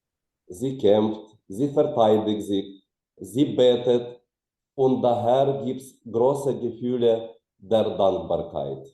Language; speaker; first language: German; non-native, fluent; Ukrainian